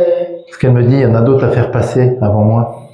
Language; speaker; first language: French; native; French